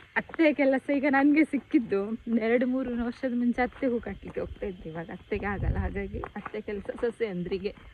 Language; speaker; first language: Kannada; non-native, local second language; Tulu